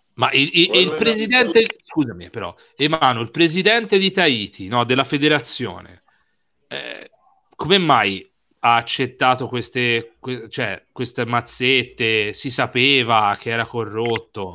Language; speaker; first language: Italian; native; Italian